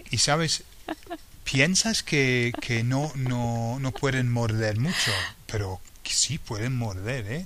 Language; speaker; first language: Spanish; non-native, fluent; English